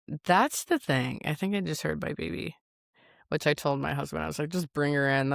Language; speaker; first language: English; native; English